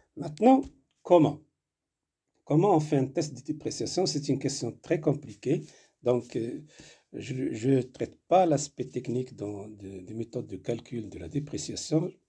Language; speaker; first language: French; non-native, local second language; Arabic